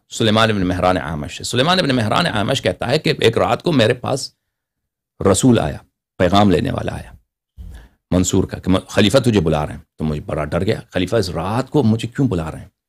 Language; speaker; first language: Urdu; non-native, local second language; Persian